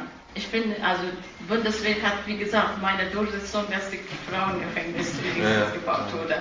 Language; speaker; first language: German; non-native, fluent; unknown